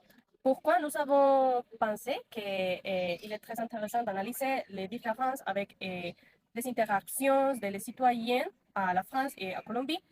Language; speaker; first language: French; non-native, learner; Spanish